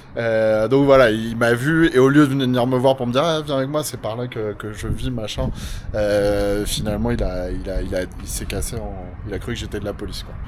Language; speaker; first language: French; native; French